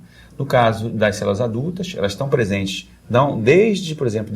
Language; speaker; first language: Portuguese; native; Portuguese